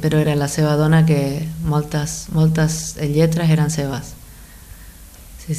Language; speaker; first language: Catalan; non-native, fluent; Spanish